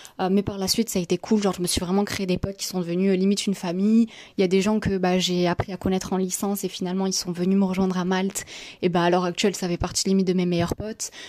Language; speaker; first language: French; native; French